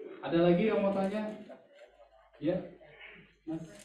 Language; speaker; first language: Indonesian; native; Indonesian